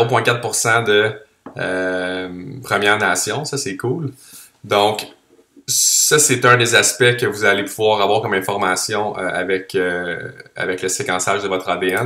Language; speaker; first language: French; native; French